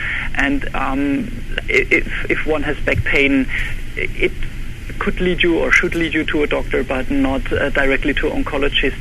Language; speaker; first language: English; non-native, fluent; German